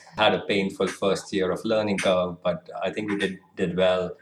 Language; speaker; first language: English; non-native, local second language; Hindi